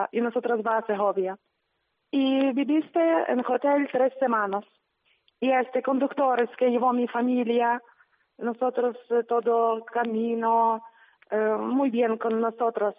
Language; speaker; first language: Spanish; non-native, learner; Ukrainian